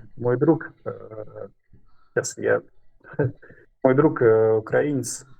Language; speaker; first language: Russian; native; Russian